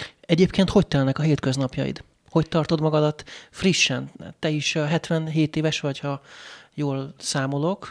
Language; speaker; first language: Hungarian; native; Hungarian